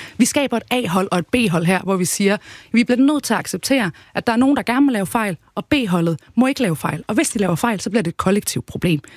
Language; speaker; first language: Danish; early bilingual, other home language; Arabic